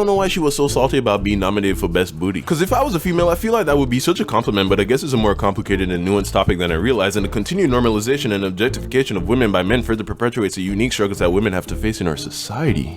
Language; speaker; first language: English; native; English